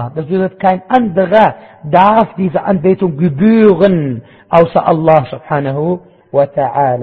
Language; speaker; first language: German; non-native, fluent; Arabic